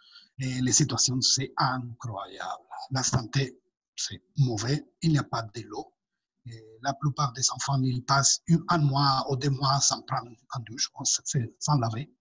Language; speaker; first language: French; non-native, fluent; Spanish